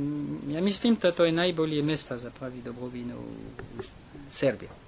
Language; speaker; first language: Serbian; non-native, learner; French